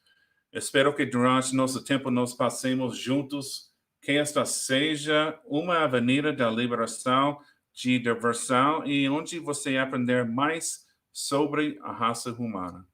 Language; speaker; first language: Portuguese; non-native, learner; English